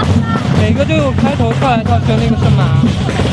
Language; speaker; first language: Chinese; native; Chinese